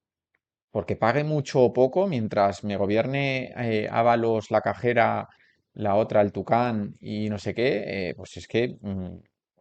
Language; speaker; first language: Spanish; native; Spanish